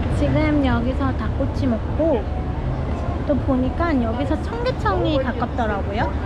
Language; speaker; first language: Korean; non-native, fluent; Urdu